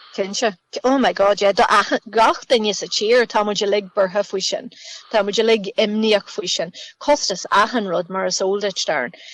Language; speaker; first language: Irish; native; Irish